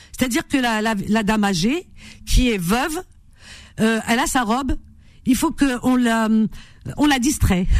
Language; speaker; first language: French; early bilingual, other home language; Arabic